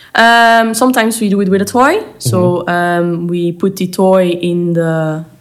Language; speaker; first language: English; non-native, fluent; Dutch